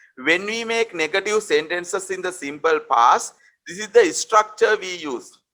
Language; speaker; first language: English; non-native, local second language; Sinhala